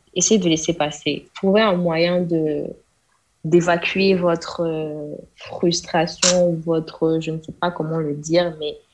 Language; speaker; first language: French; non-native, local second language; Wolof